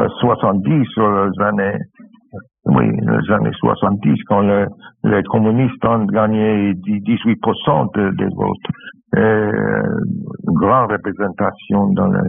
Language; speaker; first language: French; non-native, learner; English